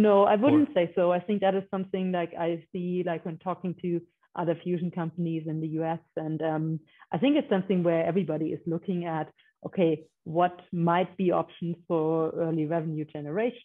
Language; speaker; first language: English; non-native, fluent; German